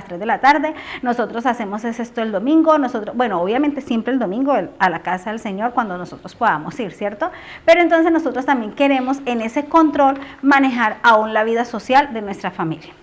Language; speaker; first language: Spanish; native; Spanish